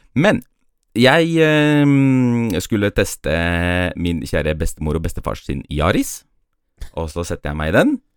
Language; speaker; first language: Norwegian; early bilingual, other home language; Polish